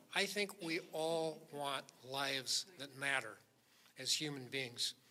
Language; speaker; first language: English; native; English